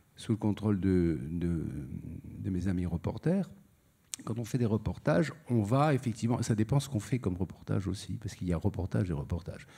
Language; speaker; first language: French; native; French